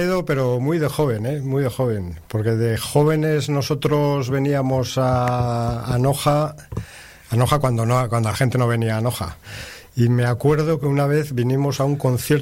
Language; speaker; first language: Spanish; native; Spanish